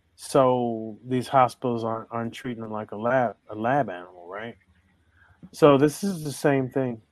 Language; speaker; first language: English; native; English